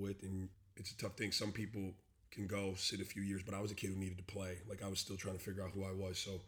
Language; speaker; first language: English; native; English